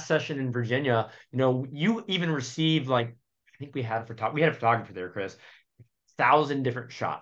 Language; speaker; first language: English; native; English